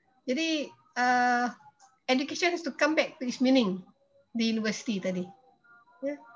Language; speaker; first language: English; non-native, local second language; Malay